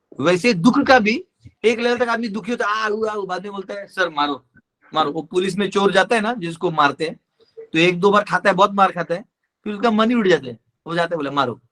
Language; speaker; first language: Hindi; non-native, local second language; Marathi